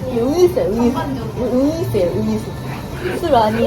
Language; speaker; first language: Korean; non-native, learner; Japanese